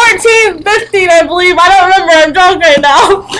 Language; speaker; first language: English; native; English